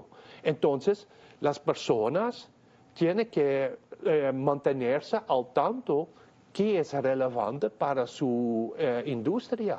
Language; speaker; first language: Spanish; non-native, fluent; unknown